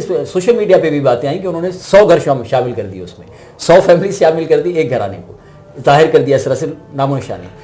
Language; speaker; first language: Urdu; non-native, local second language; Sindhi